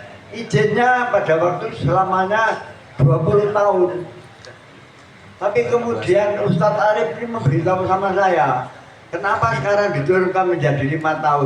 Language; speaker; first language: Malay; non-native, local second language; Javanese